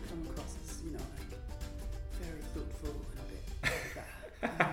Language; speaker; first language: English; non-native, fluent; Dutch